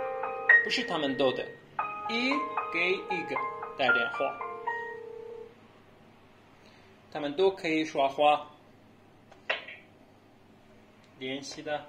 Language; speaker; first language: Chinese; non-native, learner; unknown